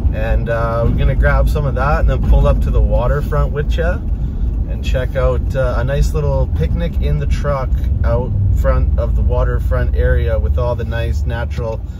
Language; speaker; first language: English; native; English